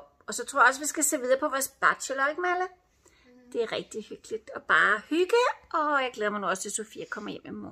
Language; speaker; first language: Danish; native; Danish